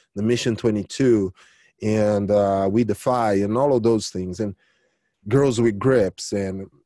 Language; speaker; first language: English; early bilingual, other home language; Portuguese